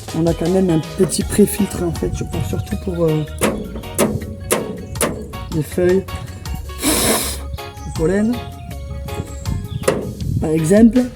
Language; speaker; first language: French; native; French